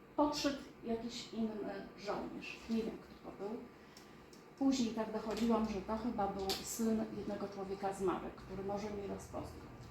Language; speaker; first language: Polish; native; Polish